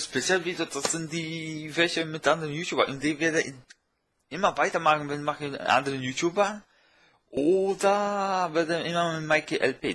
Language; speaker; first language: German; non-native, fluent; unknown